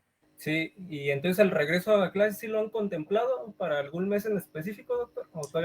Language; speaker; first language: Spanish; native; Spanish